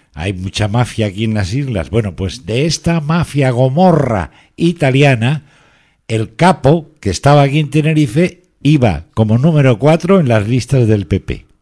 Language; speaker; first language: Spanish; native; Spanish